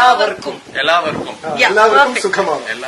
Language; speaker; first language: Malayalam; non-native, learner; Telugu